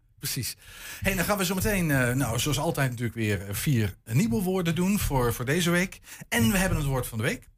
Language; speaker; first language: Dutch; native; Dutch